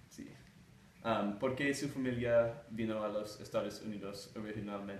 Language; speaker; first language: Spanish; non-native, learner; English